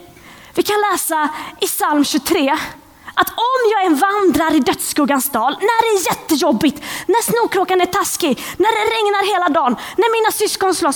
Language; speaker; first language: Swedish; native; Swedish